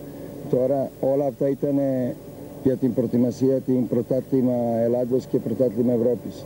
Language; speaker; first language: Greek; non-native, fluent; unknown